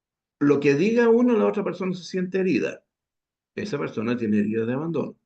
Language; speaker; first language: Spanish; native; Spanish